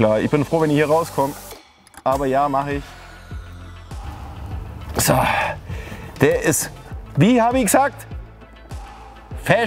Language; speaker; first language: German; native; German